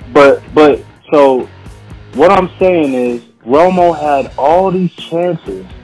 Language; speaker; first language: English; native; English